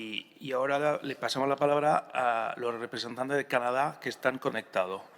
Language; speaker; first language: Spanish; non-native, fluent; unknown